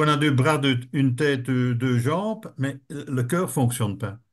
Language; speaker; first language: French; native; French